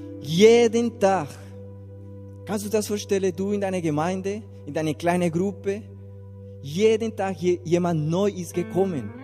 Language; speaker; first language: German; non-native, learner; Spanish